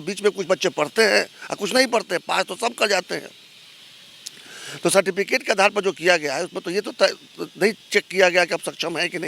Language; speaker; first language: Hindi; native; Hindi